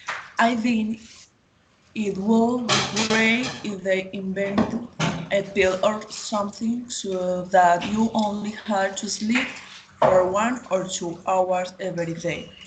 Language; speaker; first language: English; non-native, learner; Spanish